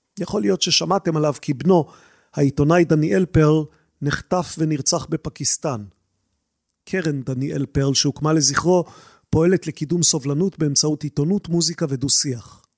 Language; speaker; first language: Hebrew; native; Hebrew